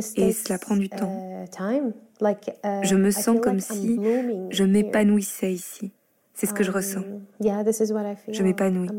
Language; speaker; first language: French; non-native, fluent; Arabic